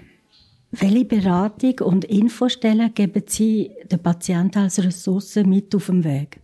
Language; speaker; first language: German; native; German